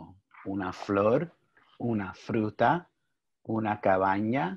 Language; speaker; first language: Spanish; early bilingual, heritage; English